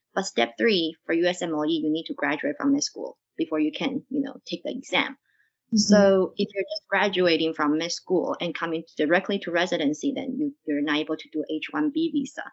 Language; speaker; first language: English; non-native, fluent; Chinese